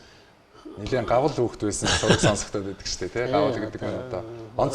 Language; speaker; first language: Mongolian; native; Mongolian